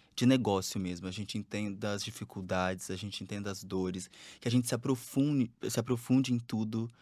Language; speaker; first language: Portuguese; native; Portuguese